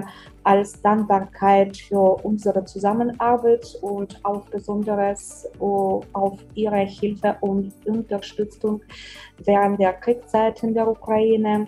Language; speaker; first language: German; non-native, fluent; Ukrainian